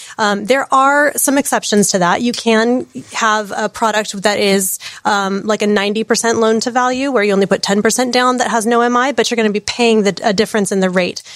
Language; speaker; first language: English; native; English